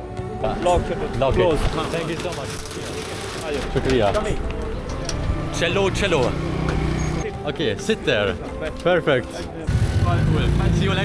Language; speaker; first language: English; non-native, learner; German